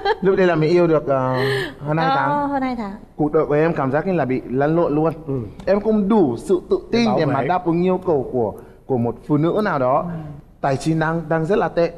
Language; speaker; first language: Vietnamese; native; Vietnamese